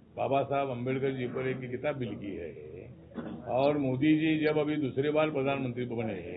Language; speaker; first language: Hindi; non-native, local second language; Marathi